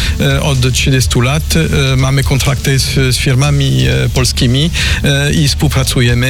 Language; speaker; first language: Polish; non-native, fluent; French